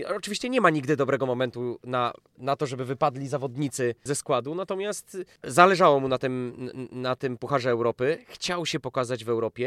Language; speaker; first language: Polish; native; Polish